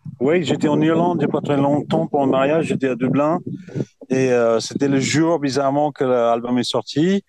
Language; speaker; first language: French; non-native, fluent; English